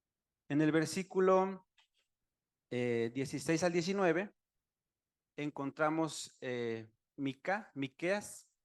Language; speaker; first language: Spanish; native; Spanish